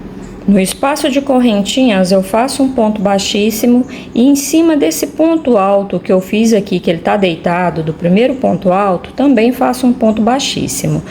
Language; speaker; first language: Portuguese; native; Portuguese